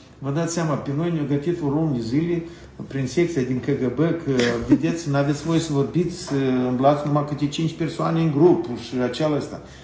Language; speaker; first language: Romanian; native; Romanian